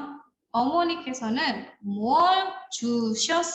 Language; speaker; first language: Korean; non-native, fluent; Indonesian